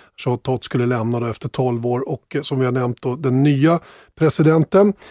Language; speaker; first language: Swedish; native; Swedish